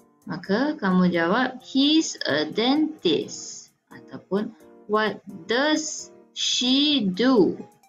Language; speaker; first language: English; non-native, local second language; Malay